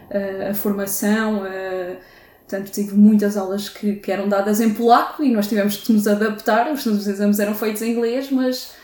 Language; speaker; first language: Portuguese; native; Portuguese